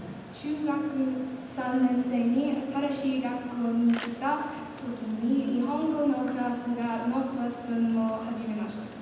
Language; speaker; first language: Japanese; non-native, learner; English